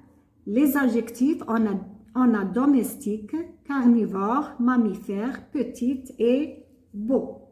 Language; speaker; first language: French; non-native, local second language; Arabic